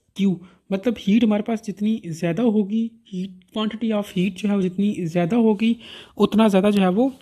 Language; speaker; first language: Urdu; non-native, local second language; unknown